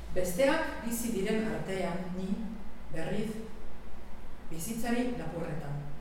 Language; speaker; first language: Basque; non-native, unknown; Slovenian